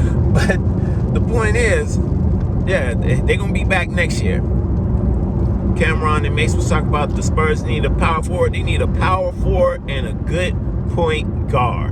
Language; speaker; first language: English; native; English